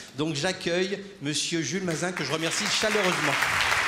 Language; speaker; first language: French; native; French